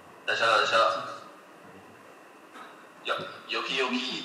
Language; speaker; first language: Korean; non-native, learner; Chinese